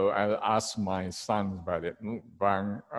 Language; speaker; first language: English; non-native, fluent; Indonesian